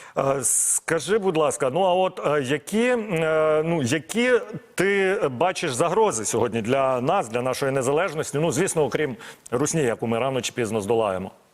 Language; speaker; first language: Ukrainian; native; Ukrainian